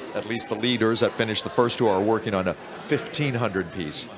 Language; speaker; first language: English; native; English